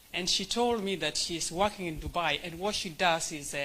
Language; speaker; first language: English; non-native, local second language; Gusii